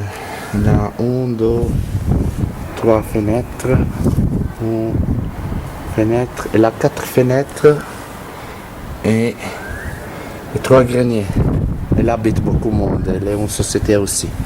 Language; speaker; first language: French; non-native, learner; Italian